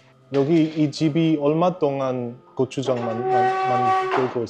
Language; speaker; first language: Korean; non-native, learner; English